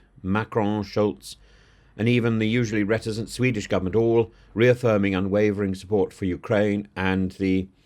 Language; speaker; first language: English; native; English